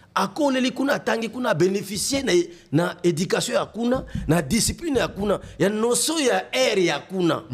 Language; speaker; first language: French; non-native, local second language; Lingala